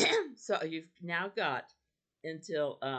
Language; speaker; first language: English; native; English